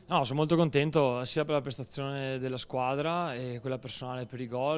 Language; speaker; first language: Italian; native; Italian